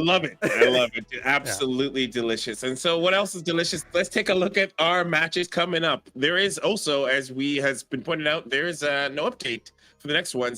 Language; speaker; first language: English; native; English